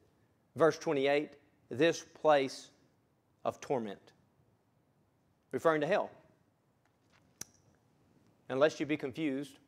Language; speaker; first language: English; native; English